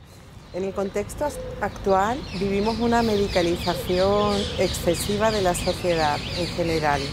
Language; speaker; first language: Spanish; native; Spanish